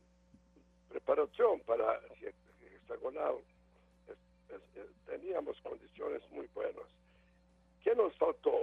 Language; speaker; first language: Spanish; non-native, learner; Serbian